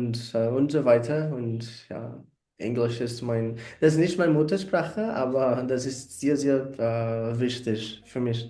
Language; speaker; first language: German; non-native, learner; Portuguese